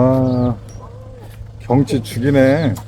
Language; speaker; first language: Korean; native; Korean